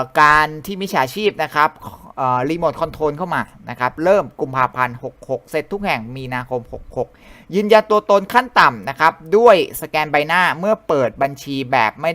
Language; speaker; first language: Thai; native; Thai